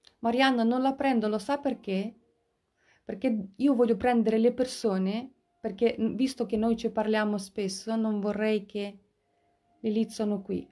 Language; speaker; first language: Italian; non-native, fluent; Russian